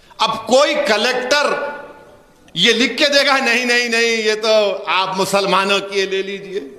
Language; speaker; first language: Urdu; native; Urdu